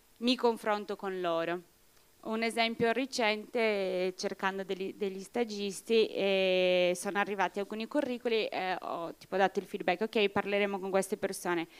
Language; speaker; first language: Italian; non-native, fluent; Portuguese